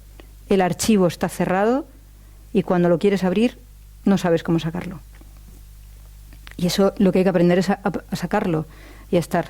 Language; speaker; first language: Spanish; native; Spanish